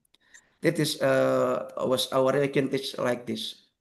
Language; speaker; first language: English; non-native, learner; Indonesian